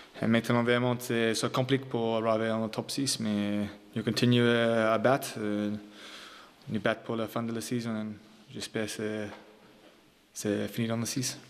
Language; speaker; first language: French; non-native, learner; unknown